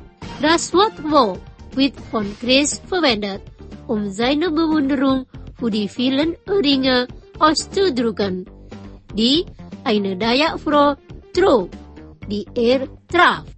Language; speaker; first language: German; non-native, fluent; Indonesian